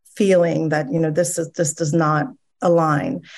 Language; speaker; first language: English; early bilingual, other home language; Persian